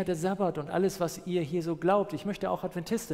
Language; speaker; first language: German; non-native, fluent; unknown